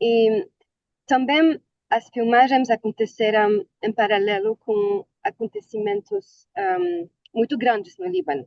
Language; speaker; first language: Portuguese; non-native, learner; Arabic